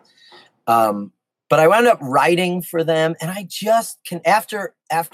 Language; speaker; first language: English; native; English